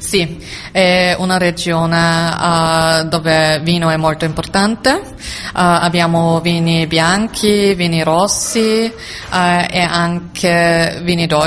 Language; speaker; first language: Italian; non-native, learner; German